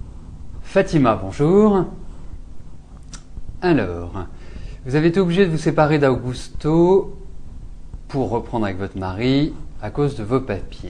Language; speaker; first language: French; native; French